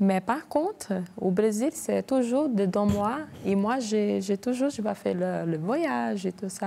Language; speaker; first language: French; non-native, learner; Portuguese